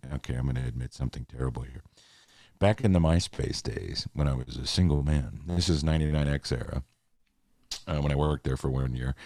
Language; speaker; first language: English; native; English